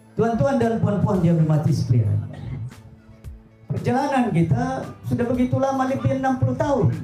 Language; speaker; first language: Malay; non-native, local second language; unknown